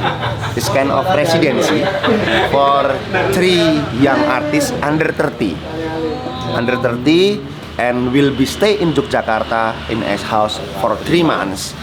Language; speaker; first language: English; non-native, learner; Indonesian